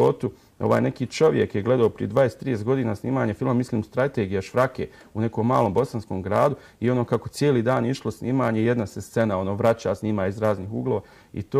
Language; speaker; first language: Serbian; native; Serbian